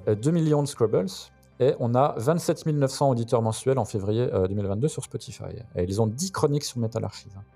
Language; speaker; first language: French; native; French